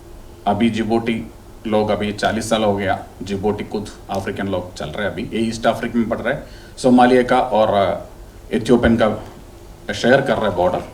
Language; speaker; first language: Hindi; non-native, local second language; Malayalam